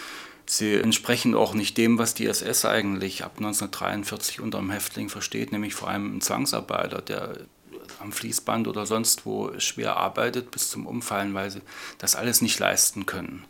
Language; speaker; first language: German; native; German